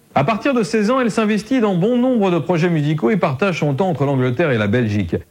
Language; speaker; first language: French; native; French